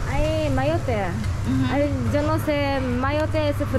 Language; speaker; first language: Spanish; non-native, learner; Japanese